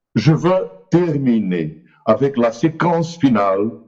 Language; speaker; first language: French; non-native, learner; Portuguese